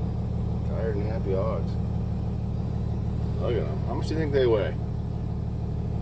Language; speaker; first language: English; native; English